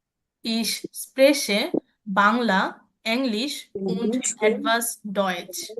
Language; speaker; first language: German; non-native, learner; Bangla